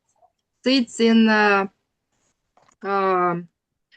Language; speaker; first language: Estonian; non-native, learner; Russian